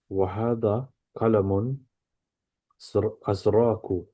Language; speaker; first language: Arabic; non-native, learner; English